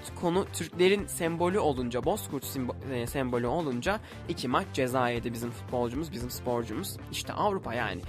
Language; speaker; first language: Turkish; native; Turkish